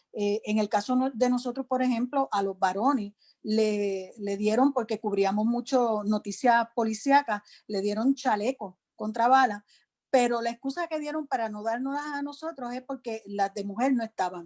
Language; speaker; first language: Spanish; native; Spanish